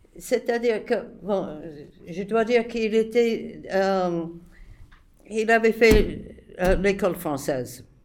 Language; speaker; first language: French; non-native, fluent; English